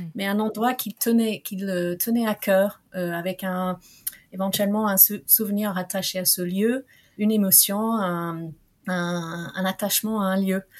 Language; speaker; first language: French; non-native, fluent; English